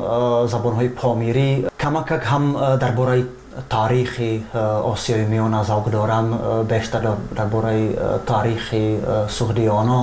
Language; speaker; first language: Persian; non-native, fluent; Czech